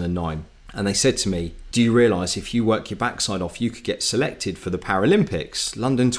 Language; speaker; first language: English; native; English